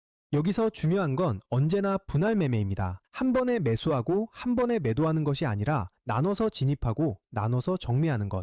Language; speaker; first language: Korean; native; Korean